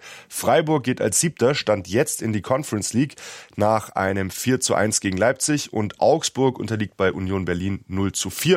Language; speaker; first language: German; native; German